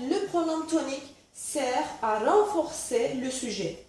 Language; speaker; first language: French; non-native, fluent; Turkish